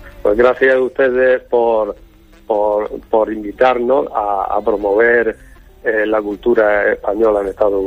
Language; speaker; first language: Spanish; native; Spanish